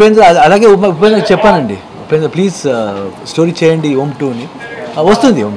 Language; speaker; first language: Telugu; non-native, learner; Kannada